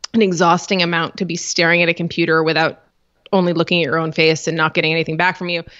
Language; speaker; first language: English; native; English